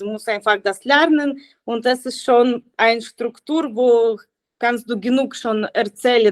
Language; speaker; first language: German; non-native, learner; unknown